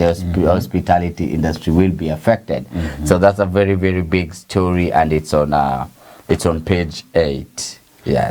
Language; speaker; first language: English; non-native, local second language; Swahili